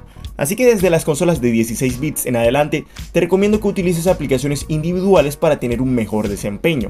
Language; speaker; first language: Spanish; native; Spanish